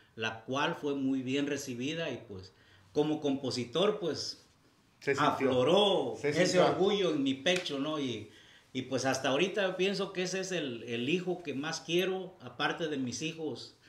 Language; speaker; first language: Spanish; native; Spanish